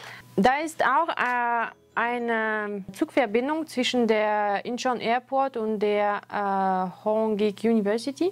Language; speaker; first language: German; non-native, fluent; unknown